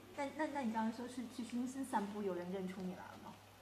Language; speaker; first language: Chinese; native; Chinese